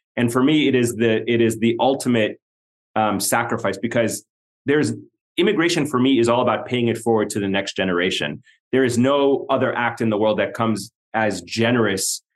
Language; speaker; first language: English; non-native, fluent; Arabic